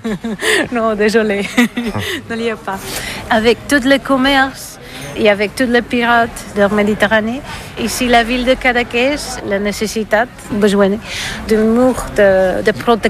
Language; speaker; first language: French; non-native, learner; Catalan